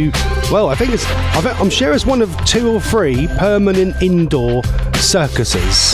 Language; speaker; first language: English; native; English